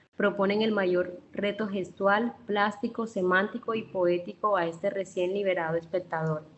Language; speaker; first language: Spanish; non-native, local second language; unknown